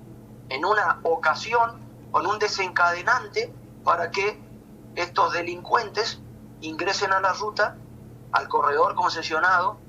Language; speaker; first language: Spanish; native; Spanish